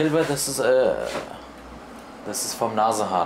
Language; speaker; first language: German; non-native, learner; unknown